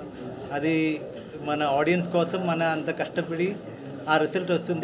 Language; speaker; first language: Telugu; non-native, learner; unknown